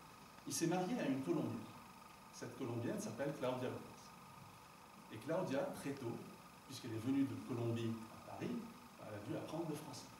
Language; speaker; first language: French; non-native, local second language; Arabic